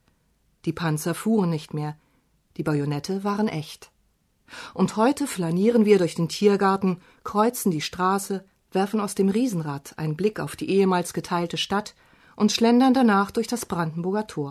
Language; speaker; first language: German; native; German